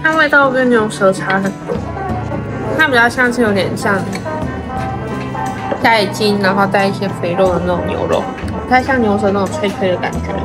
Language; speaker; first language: Chinese; native; Chinese